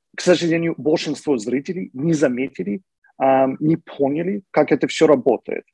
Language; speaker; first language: Russian; non-native, fluent; English